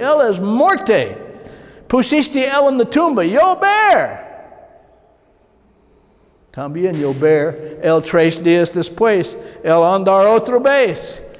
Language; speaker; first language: Spanish; non-native, learner; English